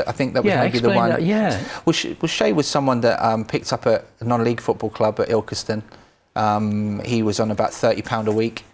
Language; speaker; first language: English; native; English